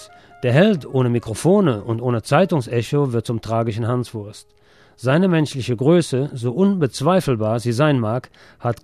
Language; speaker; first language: German; native; German